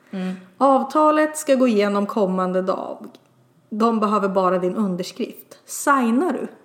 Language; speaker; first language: Swedish; native; Swedish